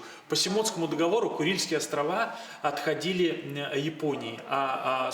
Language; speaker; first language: Russian; native; Russian